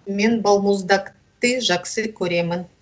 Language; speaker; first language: Kazakh; non-native, learner; Russian